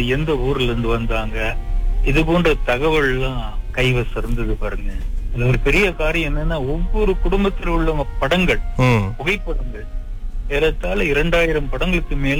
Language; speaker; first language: Tamil; early bilingual, heritage; Tamil